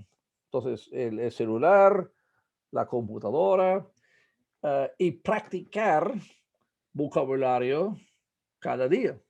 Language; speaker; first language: Spanish; non-native, fluent; English